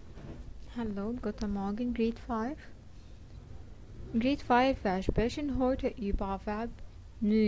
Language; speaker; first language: German; non-native, fluent; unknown